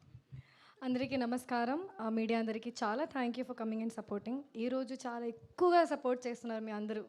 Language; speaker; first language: Telugu; non-native, learner; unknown